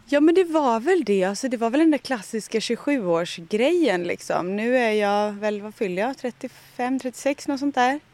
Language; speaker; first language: Swedish; native; Swedish